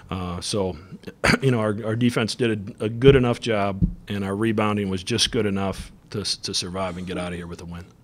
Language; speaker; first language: English; native; English